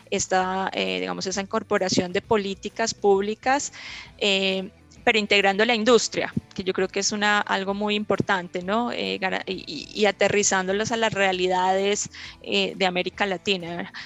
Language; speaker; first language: Spanish; native; Spanish